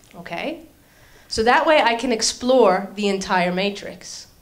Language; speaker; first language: English; native; English